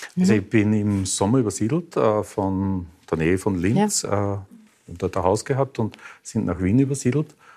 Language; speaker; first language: German; native; German